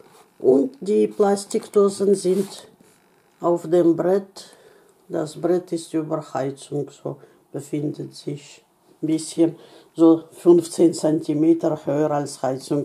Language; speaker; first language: German; non-native, learner; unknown